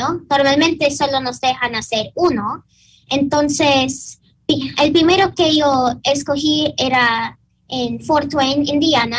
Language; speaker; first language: Spanish; early bilingual, heritage; Spanish